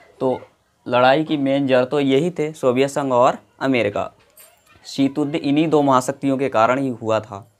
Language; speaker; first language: Hindi; native; Hindi